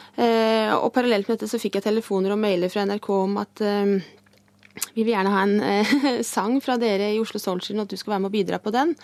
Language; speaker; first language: Norwegian; native; Norwegian